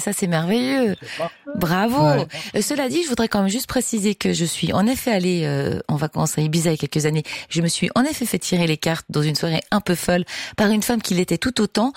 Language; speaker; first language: French; native; French